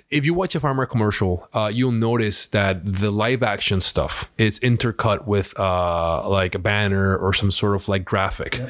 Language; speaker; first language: English; early bilingual, other home language; Spanish